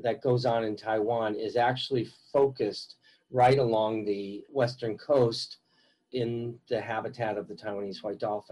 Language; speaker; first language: English; native; English